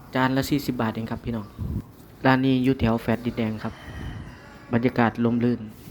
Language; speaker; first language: Thai; native; Thai